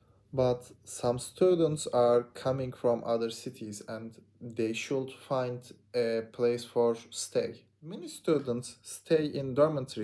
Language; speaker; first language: English; non-native, learner; Turkish